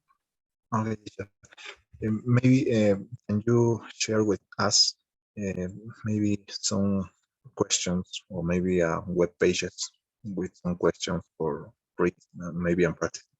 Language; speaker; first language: English; non-native, learner; Spanish